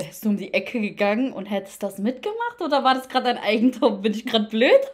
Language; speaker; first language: German; early bilingual, other home language; Albanian